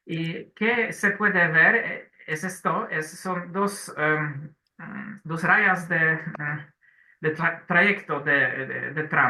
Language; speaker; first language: Spanish; non-native, learner; Polish